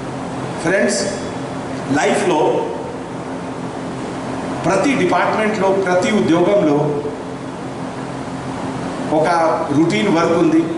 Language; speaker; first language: Telugu; non-native, fluent; Hindi